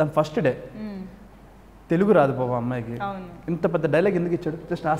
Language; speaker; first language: Telugu; native; Telugu